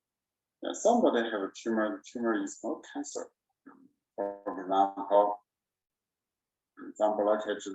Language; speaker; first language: English; non-native, learner; Chinese